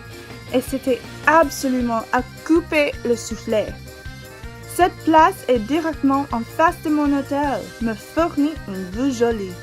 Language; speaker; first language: French; non-native, learner; English